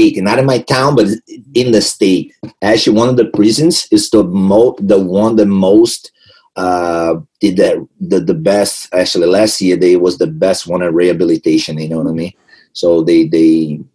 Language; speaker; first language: English; non-native, fluent; Portuguese